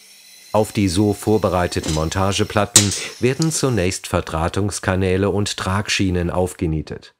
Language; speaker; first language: German; native; German